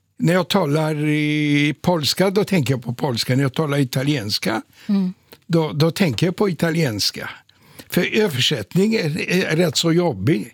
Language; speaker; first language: Swedish; non-native, fluent; Polish